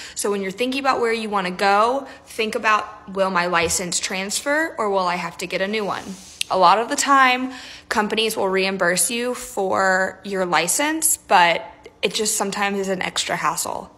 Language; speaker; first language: English; native; English